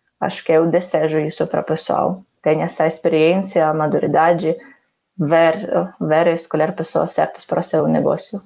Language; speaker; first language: Portuguese; non-native, fluent; Ukrainian